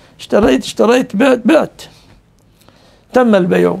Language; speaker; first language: Arabic; native; Arabic